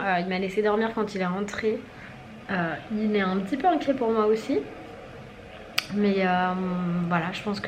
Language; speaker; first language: French; native; French